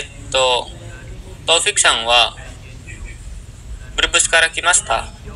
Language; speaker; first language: Japanese; non-native, learner; Indonesian